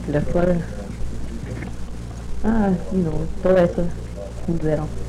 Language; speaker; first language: Spanish; early bilingual, heritage; Spanish